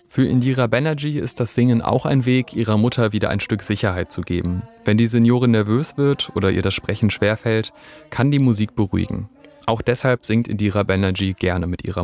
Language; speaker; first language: German; native; German